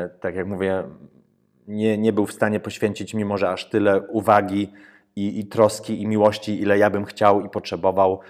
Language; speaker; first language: Polish; early bilingual, heritage; Polish